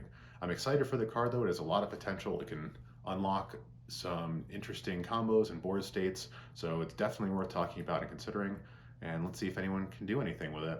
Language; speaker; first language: English; native; English